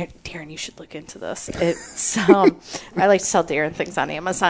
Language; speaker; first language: English; native; English